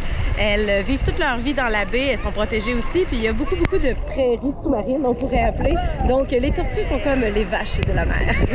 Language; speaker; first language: French; native; French